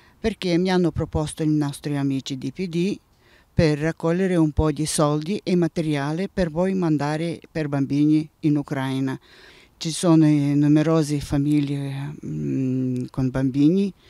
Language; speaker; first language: Italian; non-native, learner; Ukrainian